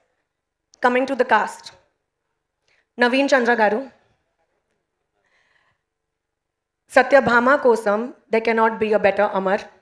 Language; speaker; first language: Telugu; non-native, local second language; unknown